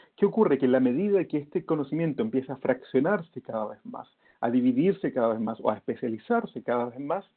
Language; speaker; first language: Spanish; native; Spanish